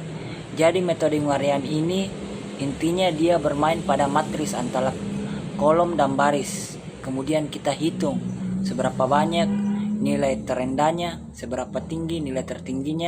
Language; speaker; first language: Indonesian; native; Indonesian